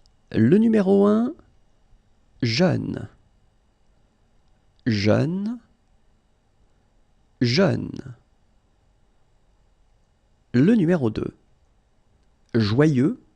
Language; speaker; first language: French; native; French